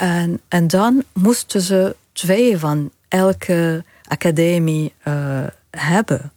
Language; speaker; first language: Dutch; non-native, fluent; Arabic